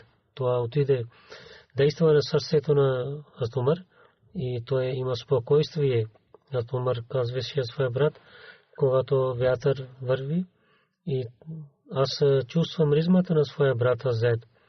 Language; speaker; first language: Bulgarian; non-native, learner; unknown